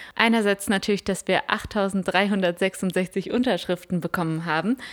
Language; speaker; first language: German; native; German